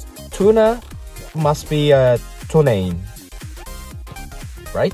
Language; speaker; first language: English; non-native, fluent; Japanese